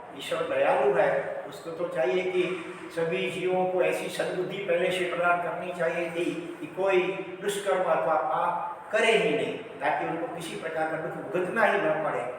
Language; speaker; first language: Hindi; non-native, local second language; Gujarati